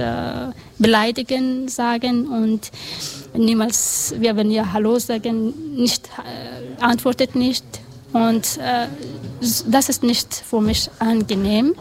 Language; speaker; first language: German; non-native, learner; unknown